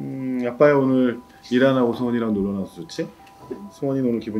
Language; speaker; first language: Korean; native; Korean